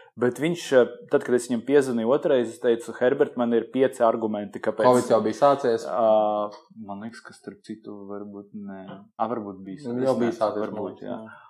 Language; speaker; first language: Latvian; non-native, local second language; Russian